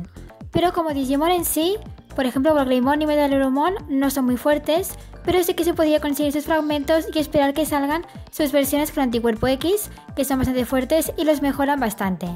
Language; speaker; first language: Spanish; native; Spanish